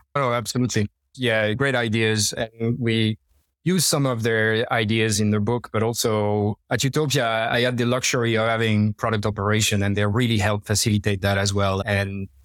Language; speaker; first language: English; non-native, fluent; French